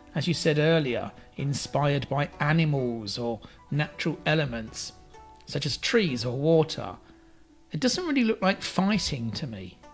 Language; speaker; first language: English; native; English